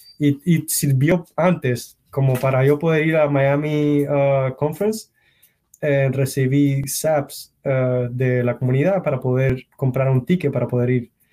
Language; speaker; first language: Spanish; early bilingual, heritage; Spanish